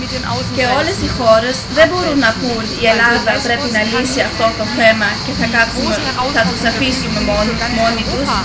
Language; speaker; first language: Greek; early bilingual, heritage; Greek